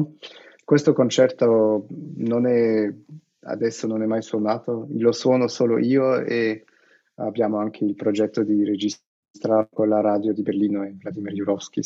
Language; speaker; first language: Italian; non-native, fluent; Russian